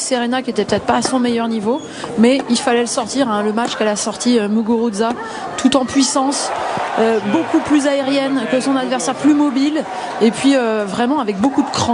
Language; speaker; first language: French; native; French